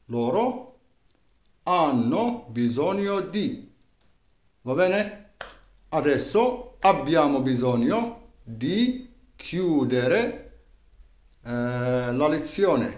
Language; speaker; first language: Italian; non-native, fluent; Arabic